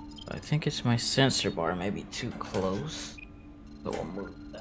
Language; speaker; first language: English; non-native, local second language; Spanish